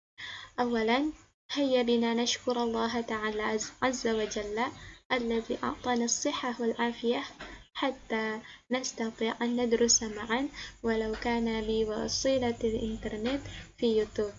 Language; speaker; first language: Arabic; non-native, learner; Indonesian